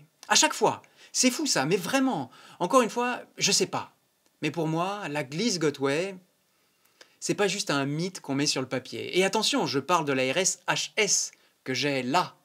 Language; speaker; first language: French; native; French